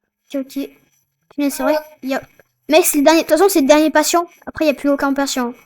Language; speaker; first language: French; native; French